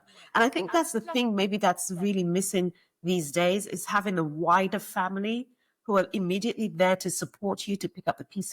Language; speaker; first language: English; native; English